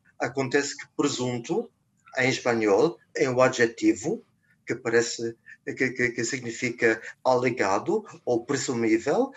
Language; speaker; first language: Portuguese; non-native, fluent; German